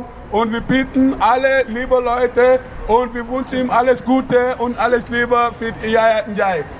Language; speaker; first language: German; non-native, learner; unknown